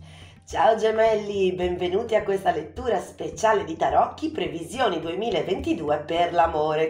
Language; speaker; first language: Italian; native; Italian